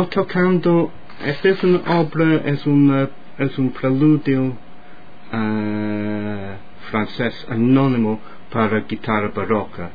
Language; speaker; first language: Spanish; non-native, fluent; English